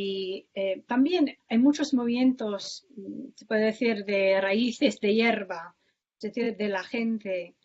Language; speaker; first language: Spanish; non-native, fluent; English